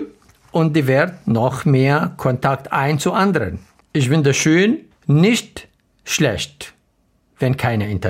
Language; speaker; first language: German; non-native, learner; Arabic